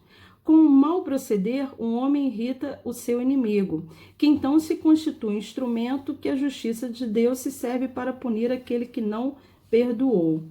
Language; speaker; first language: Portuguese; native; Portuguese